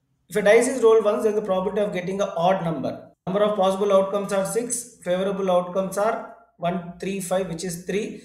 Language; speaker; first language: English; non-native, local second language; Telugu